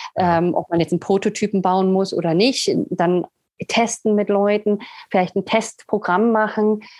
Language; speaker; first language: German; native; German